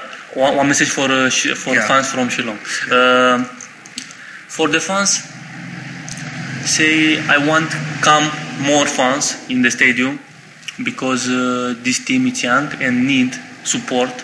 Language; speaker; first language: English; non-native, learner; Romanian